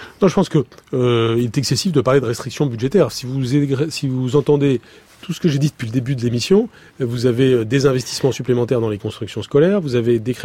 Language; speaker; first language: French; native; French